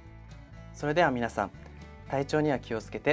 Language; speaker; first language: Japanese; native; Japanese